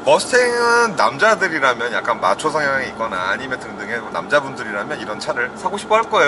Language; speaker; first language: Korean; native; Korean